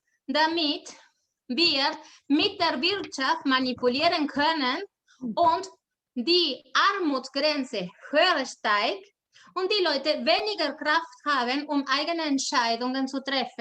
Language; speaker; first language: German; non-native, fluent; Spanish